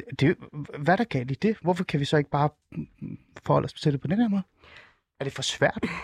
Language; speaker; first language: Danish; native; Danish